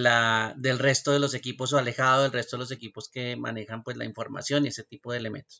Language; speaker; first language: Spanish; native; Spanish